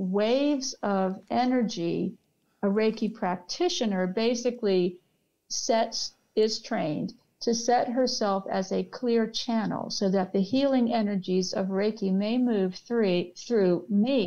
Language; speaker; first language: English; native; English